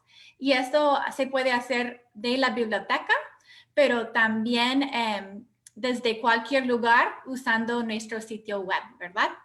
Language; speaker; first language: Spanish; non-native, fluent; English